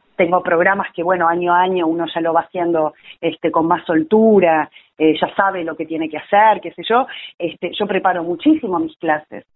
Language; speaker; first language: Spanish; native; Spanish